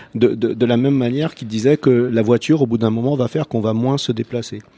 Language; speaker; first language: French; non-native, fluent; Croatian